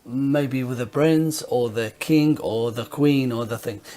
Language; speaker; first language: English; non-native, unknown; Arabic